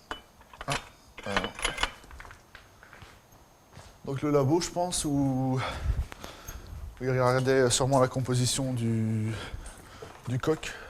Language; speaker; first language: French; native; French